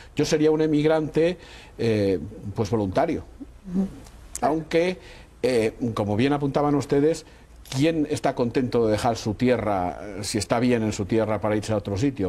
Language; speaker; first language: Spanish; native; Spanish